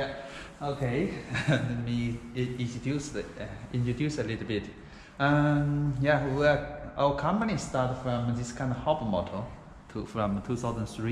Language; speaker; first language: English; non-native, learner; Chinese